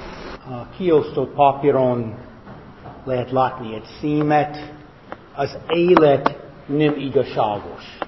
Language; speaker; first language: Hungarian; non-native, fluent; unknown